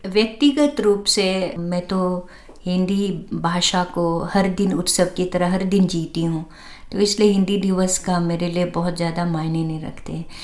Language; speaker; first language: Hindi; non-native, local second language; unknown